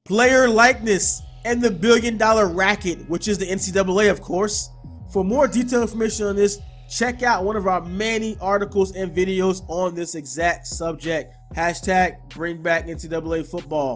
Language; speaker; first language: English; native; English